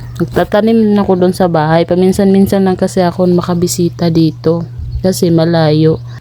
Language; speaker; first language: Filipino; non-native, local second language; Cebuano